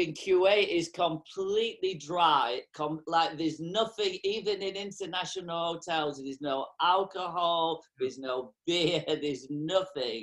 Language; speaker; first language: English; native; English